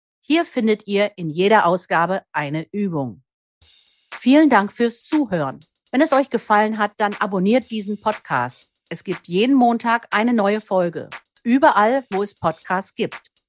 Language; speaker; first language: German; native; German